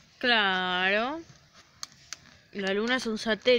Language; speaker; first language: Spanish; native; Spanish